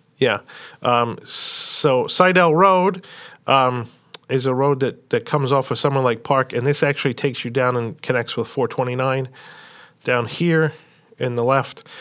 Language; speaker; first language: English; native; English